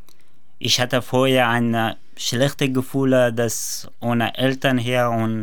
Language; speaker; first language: German; non-native, learner; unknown